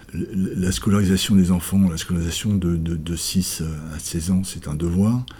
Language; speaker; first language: French; native; French